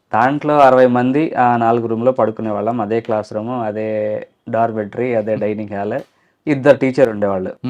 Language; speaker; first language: Telugu; non-native, local second language; Lambadi